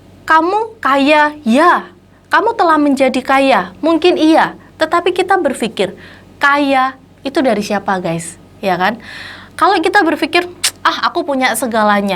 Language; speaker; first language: Indonesian; native; Indonesian